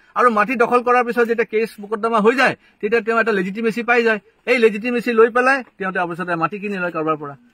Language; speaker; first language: Assamese; native; Assamese